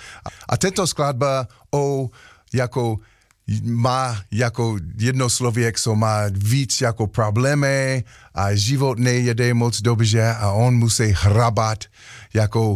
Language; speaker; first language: Czech; non-native, learner; English